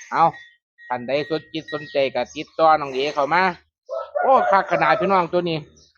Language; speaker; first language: Thai; native; Thai